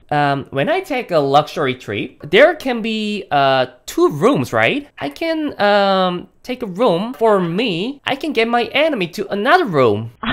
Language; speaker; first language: English; non-native, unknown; Korean